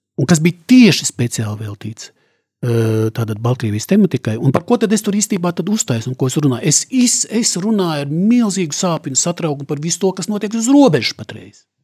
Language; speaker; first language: Latvian; native; Latvian